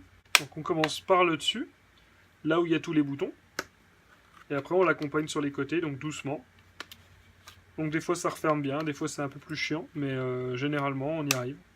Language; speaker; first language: French; native; French